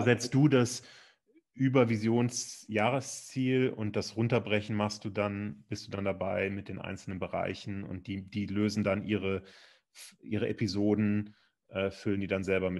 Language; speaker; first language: German; native; German